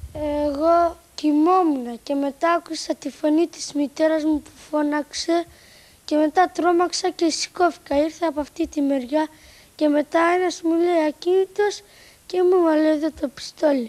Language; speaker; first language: Greek; early bilingual, other home language; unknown